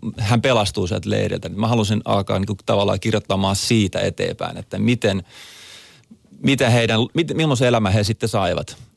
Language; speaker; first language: Finnish; native; Finnish